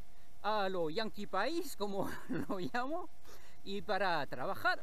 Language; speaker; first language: Spanish; non-native, learner; French